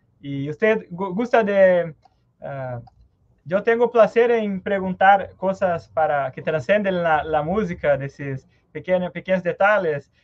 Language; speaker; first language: Spanish; non-native, learner; Portuguese